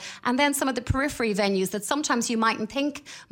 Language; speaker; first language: English; native; English